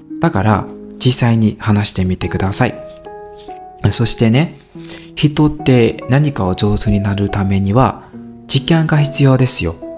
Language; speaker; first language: Japanese; non-native, learner; Burmese